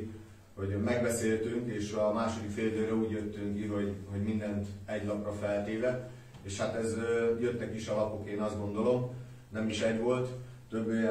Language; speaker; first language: Hungarian; native; Hungarian